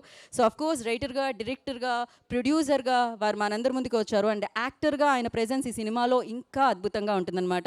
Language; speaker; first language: Telugu; native; Telugu